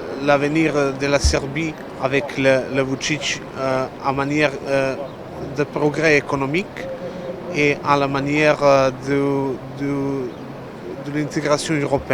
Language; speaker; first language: French; non-native, learner; Serbian